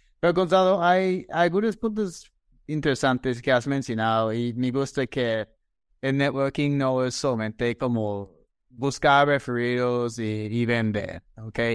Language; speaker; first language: Spanish; non-native, fluent; English